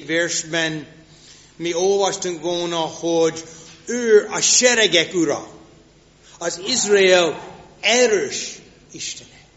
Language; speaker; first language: Hungarian; non-native, fluent; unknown